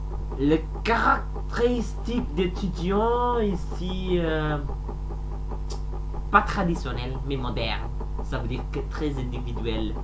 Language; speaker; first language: French; non-native, learner; Sasak